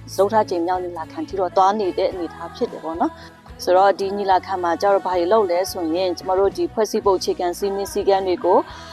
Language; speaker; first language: Burmese; non-native, local second language; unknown